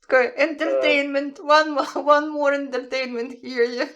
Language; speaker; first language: English; non-native, fluent; Russian